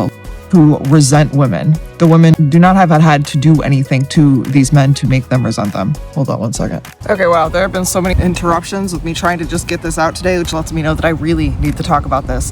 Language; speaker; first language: English; native; English